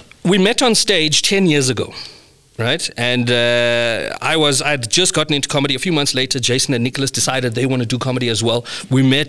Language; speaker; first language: English; native; English